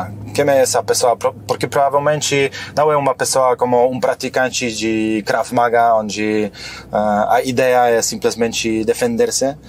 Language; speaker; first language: Portuguese; non-native, fluent; Polish